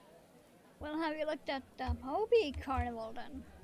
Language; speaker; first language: English; non-native, fluent; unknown